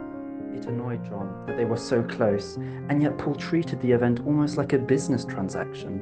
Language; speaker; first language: English; native; English